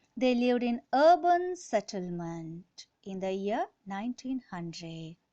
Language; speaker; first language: English; non-native, local second language; Kannada